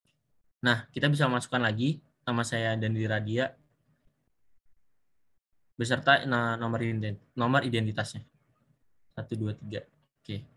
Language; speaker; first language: Indonesian; native; Indonesian